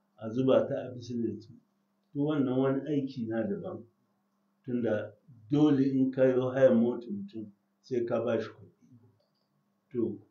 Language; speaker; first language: Hausa; native; Hausa